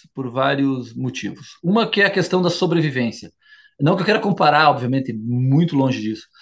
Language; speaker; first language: Portuguese; native; Portuguese